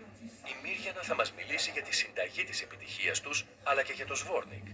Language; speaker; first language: Greek; native; Greek